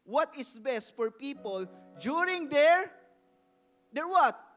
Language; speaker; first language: English; non-native, local second language; Filipino